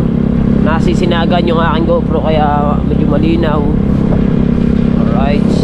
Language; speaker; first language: Filipino; native; Filipino